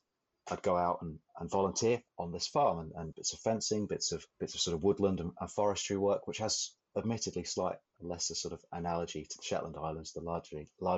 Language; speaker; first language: English; native; English